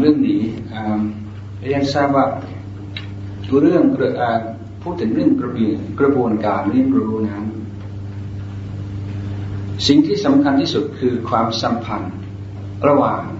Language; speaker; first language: Thai; non-native, fluent; English